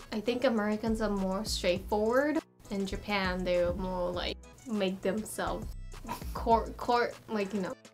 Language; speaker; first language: English; non-native, fluent; Japanese